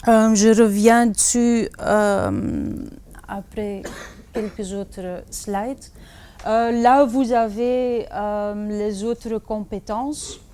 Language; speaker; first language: French; non-native, fluent; Dutch